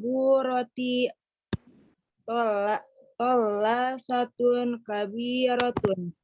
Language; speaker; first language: Arabic; non-native, learner; Indonesian